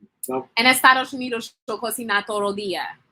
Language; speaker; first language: Spanish; non-native, learner; English